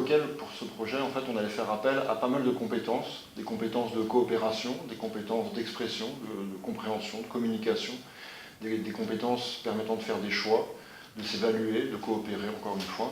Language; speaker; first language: French; native; French